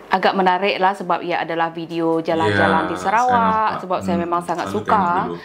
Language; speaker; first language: Malay; non-native, local second language; Iban